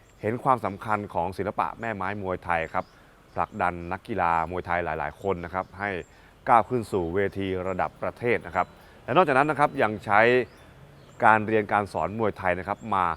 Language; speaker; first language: Thai; native; Thai